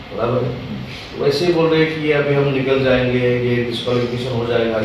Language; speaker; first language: Hindi; non-native, local second language; Marathi